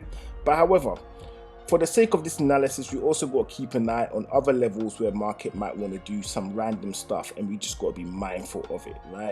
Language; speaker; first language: English; native; English